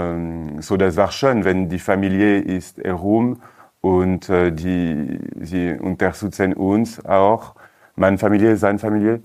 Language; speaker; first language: German; non-native, learner; French